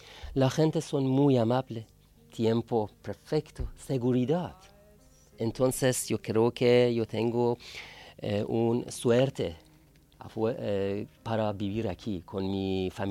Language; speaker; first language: Spanish; non-native, learner; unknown